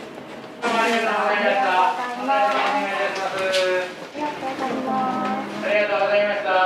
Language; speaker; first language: Japanese; native; Japanese